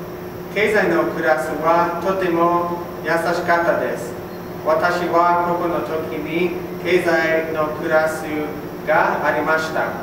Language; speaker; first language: Japanese; non-native, learner; English